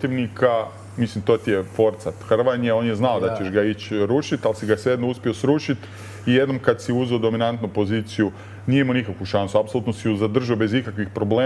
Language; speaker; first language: Croatian; native; Croatian